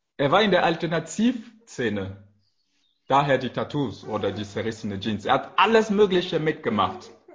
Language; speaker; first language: German; non-native, fluent; French